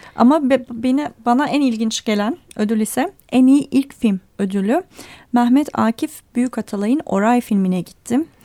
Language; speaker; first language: Turkish; native; Turkish